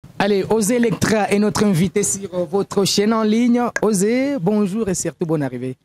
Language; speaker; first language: French; native; French